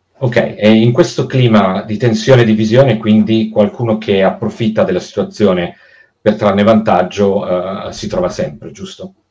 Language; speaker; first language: Italian; native; Italian